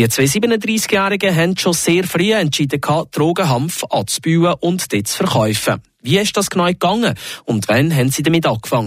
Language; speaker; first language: German; native; German